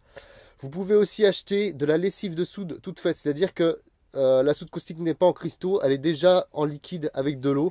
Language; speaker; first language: French; native; French